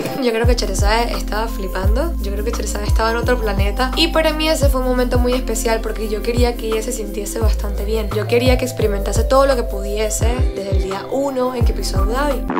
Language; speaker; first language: Spanish; native; Spanish